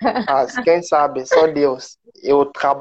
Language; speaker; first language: Portuguese; non-native, learner; French